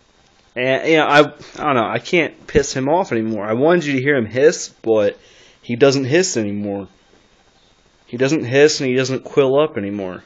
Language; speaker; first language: English; native; English